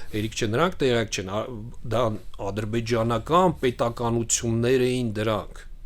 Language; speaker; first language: Armenian; native; Armenian